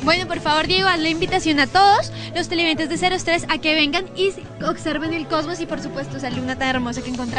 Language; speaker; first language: Spanish; native; Spanish